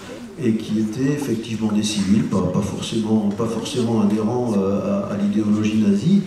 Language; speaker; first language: French; native; French